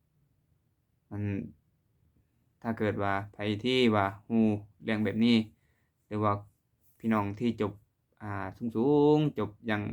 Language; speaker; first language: Thai; non-native, local second language; Lao